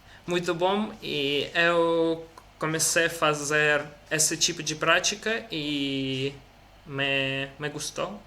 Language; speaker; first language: Portuguese; non-native, learner; Russian